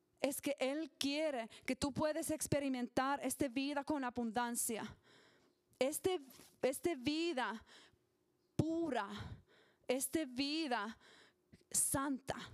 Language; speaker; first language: Spanish; non-native, learner; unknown